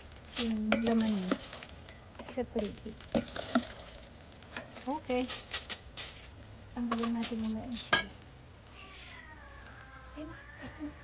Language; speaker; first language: Filipino; non-native, local second language; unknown